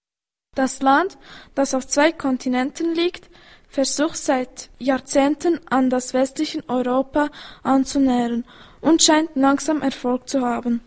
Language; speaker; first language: German; early bilingual, other home language; Turkish